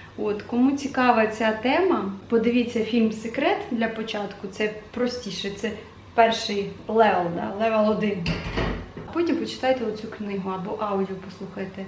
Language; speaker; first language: Ukrainian; non-native, local second language; Russian